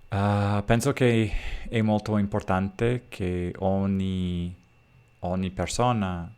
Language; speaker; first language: Italian; non-native, learner; English